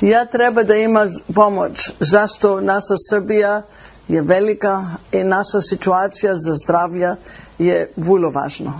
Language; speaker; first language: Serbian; non-native, learner; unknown